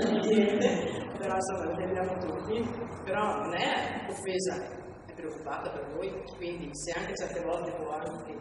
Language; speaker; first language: Italian; native; Italian